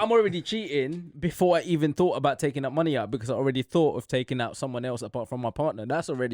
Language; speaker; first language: English; native; English